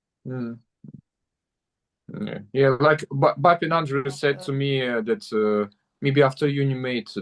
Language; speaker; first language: English; non-native, learner; Russian